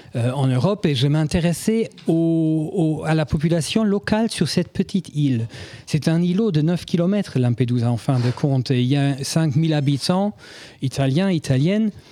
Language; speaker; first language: French; non-native, fluent; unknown